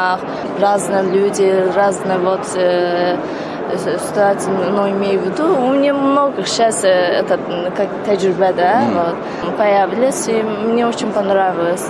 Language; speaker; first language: Russian; non-native, local second language; Azerbaijani